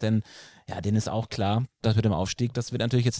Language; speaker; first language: German; native; German